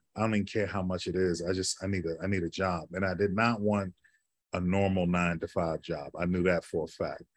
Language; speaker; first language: English; native; English